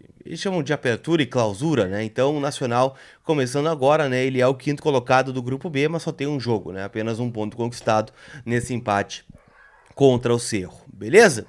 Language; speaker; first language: Portuguese; native; Portuguese